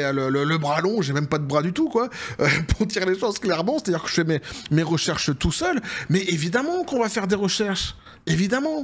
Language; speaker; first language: French; native; French